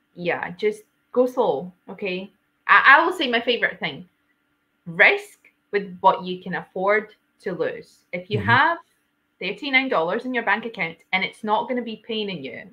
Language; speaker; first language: English; non-native, fluent; Latvian